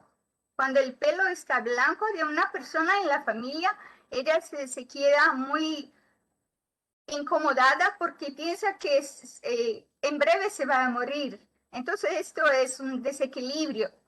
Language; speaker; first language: Spanish; non-native, learner; Portuguese